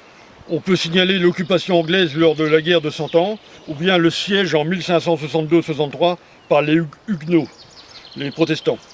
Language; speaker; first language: French; native; French